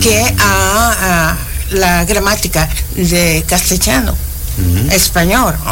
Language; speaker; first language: Portuguese; non-native, learner; Spanish